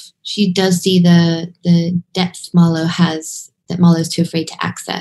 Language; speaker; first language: English; native; English